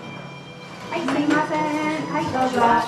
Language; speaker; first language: Japanese; non-native, fluent; Chinese